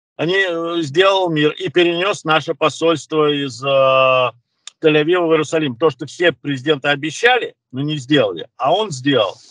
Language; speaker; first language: Russian; early bilingual, other home language; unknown